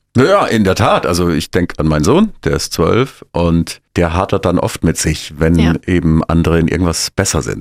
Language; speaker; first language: German; native; German